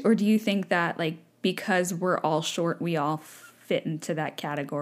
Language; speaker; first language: English; native; English